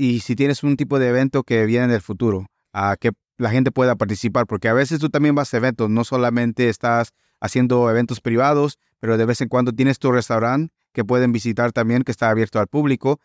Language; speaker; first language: Spanish; native; Spanish